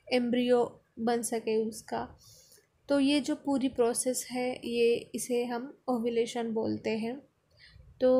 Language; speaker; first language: Hindi; non-native, local second language; Marathi